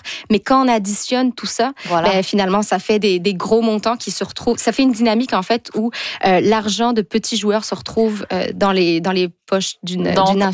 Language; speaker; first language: French; native; French